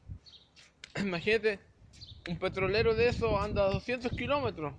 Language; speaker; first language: Spanish; native; Spanish